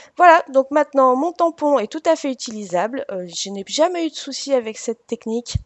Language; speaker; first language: French; native; French